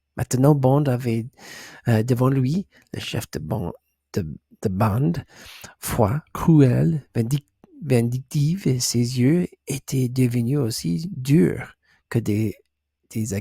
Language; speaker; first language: French; non-native, learner; English